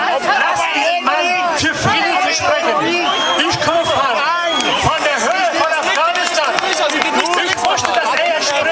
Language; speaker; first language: German; non-native, learner; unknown